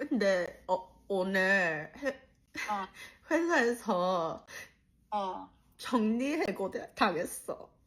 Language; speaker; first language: Korean; early bilingual, other home language; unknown